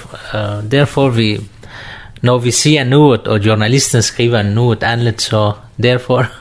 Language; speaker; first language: Danish; non-native, learner; Kurdish